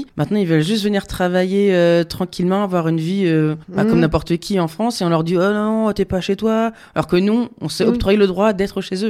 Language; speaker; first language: French; native; French